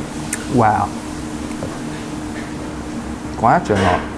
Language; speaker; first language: Vietnamese; early bilingual, heritage; Vietnamese